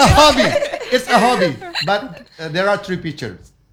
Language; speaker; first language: English; non-native, learner; Indonesian